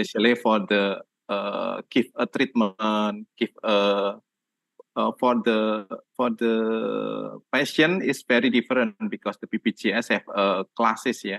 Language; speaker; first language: English; non-native, learner; Indonesian